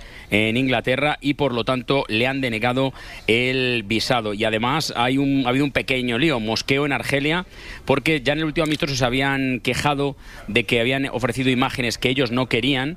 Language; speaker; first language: Spanish; native; Spanish